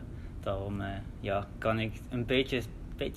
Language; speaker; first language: Dutch; early bilingual, heritage; German